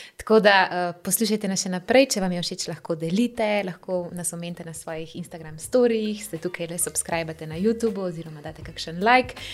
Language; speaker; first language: Slovenian; native; Slovenian